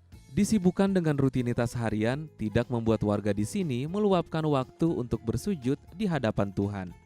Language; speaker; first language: Indonesian; native; Indonesian